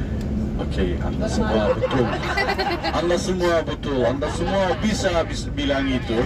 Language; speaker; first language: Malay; non-native, fluent; Turkish